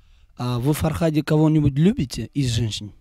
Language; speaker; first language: Russian; non-native, local second language; Uzbek